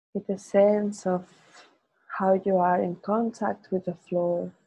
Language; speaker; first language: English; non-native, fluent; Spanish